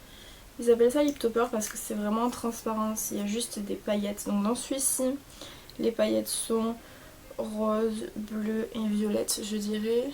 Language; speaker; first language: French; native; French